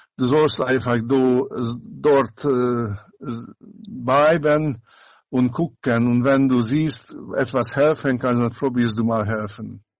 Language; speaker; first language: German; non-native, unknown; Hungarian